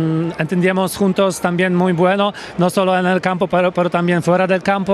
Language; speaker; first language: Spanish; non-native, fluent; Polish